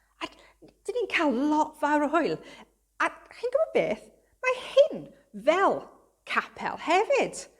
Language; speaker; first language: Welsh; non-native, local second language; English